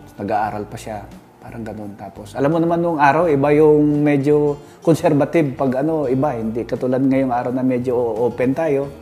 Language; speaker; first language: Filipino; non-native, local second language; Hiligaynon